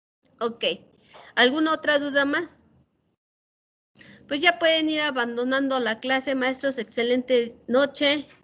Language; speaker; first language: Spanish; native; Spanish